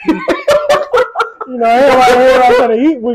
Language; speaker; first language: English; native; English